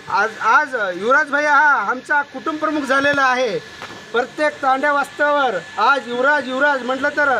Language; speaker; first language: Marathi; non-native, local second language; Lambadi